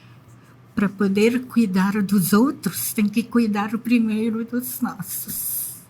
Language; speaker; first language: Portuguese; non-native, fluent; Indonesian